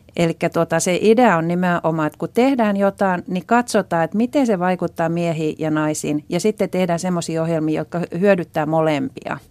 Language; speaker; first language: Finnish; native; Finnish